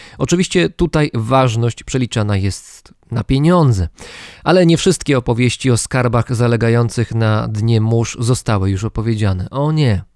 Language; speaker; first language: Polish; native; Polish